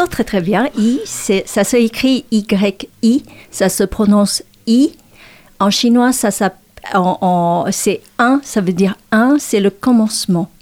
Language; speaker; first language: French; non-native, fluent; Chinese